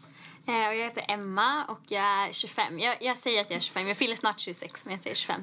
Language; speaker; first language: Swedish; native; Swedish